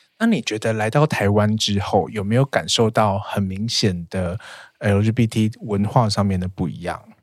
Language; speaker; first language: Chinese; native; Chinese